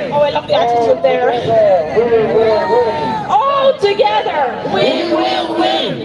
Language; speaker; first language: English; non-native, fluent; Ukrainian